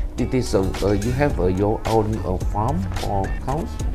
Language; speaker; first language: English; non-native, learner; Indonesian